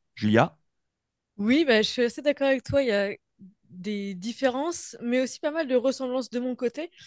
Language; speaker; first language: French; native; French